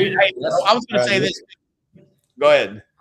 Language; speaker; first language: English; native; English